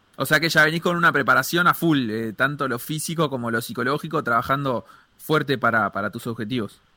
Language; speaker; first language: Spanish; native; Spanish